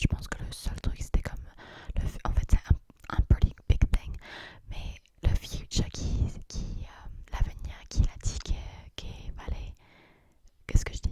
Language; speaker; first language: French; early bilingual, heritage; English